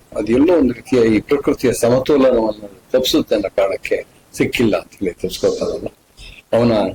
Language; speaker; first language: Kannada; native; Kannada